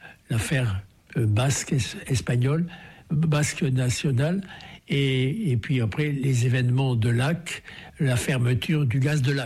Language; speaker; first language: French; native; French